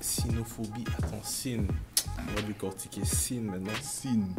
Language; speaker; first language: French; native; French